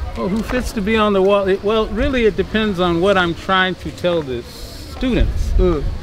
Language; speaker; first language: English; native; English